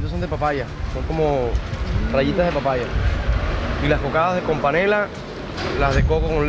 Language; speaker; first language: Spanish; native; Spanish